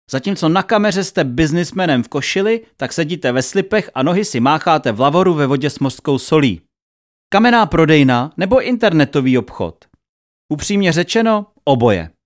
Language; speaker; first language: Czech; native; Czech